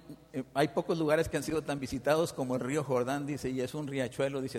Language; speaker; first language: Spanish; native; Spanish